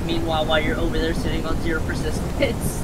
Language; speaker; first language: English; native; English